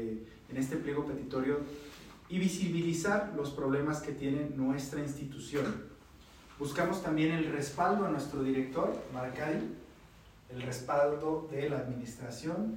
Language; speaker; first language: Spanish; native; Spanish